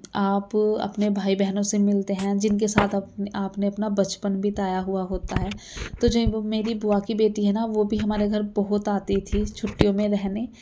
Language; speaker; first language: Hindi; native; Hindi